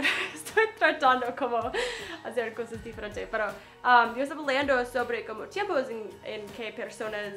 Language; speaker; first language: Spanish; non-native, fluent; English